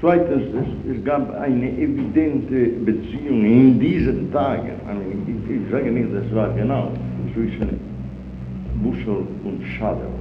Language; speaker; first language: German; non-native, fluent; Italian